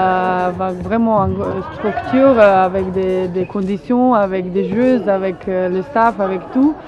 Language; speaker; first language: French; non-native, fluent; Slovenian